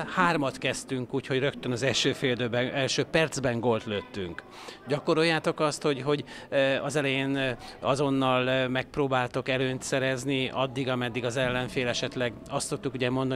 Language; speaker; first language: Hungarian; native; Hungarian